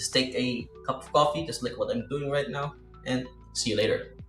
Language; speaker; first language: English; non-native, local second language; Filipino